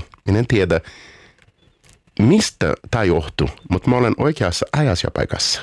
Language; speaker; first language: Finnish; non-native, learner; Portuguese